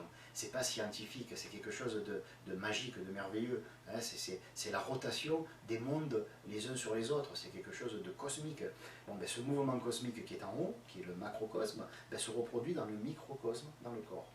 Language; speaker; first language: French; native; French